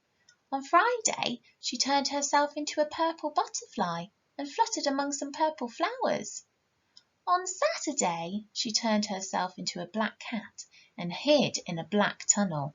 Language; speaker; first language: English; native; English